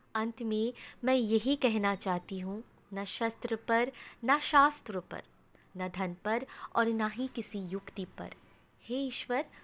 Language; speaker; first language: Hindi; non-native, local second language; Bangla